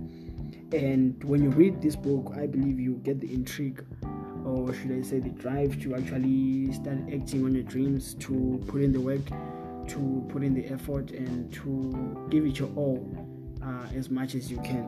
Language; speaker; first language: English; non-native, local second language; North Ndebele